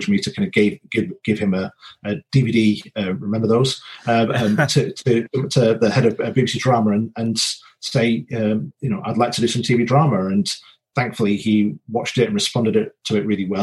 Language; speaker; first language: English; native; English